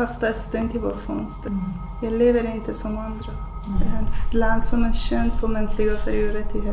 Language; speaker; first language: Swedish; non-native, fluent; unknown